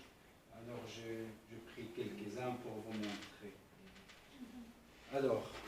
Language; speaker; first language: French; non-native, fluent; Arabic